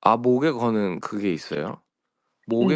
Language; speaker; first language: Korean; early bilingual, heritage; Korean